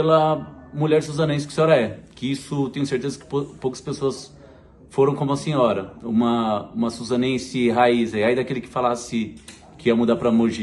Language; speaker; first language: Portuguese; native; Portuguese